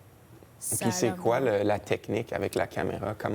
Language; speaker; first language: French; native; French